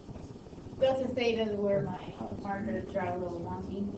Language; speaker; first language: English; native; English